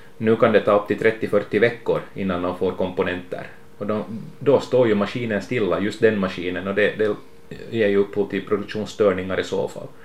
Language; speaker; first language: Swedish; native; Swedish